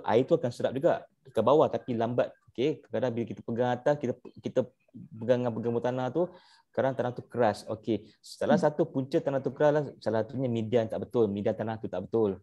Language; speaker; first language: Malay; native; Malay